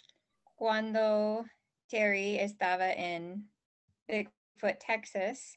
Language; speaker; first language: Spanish; non-native, learner; English